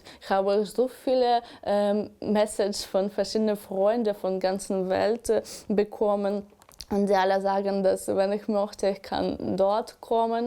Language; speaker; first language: German; non-native, learner; Ukrainian